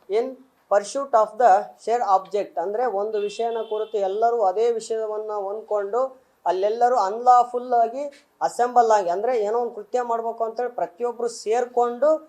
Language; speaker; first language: Kannada; non-native, local second language; Lambadi